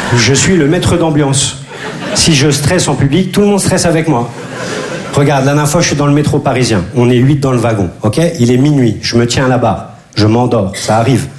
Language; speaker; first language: French; early bilingual, other home language; Turkish